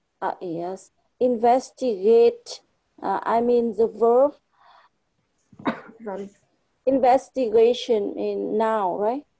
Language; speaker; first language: English; non-native, fluent; Vietnamese